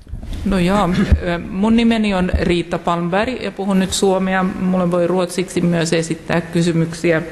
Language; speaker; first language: Finnish; native; Finnish